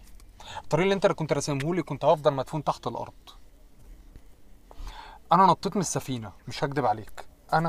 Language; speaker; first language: Arabic; native; Arabic